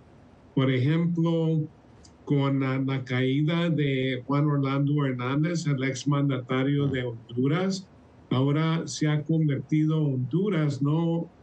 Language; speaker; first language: Spanish; early bilingual, heritage; Spanish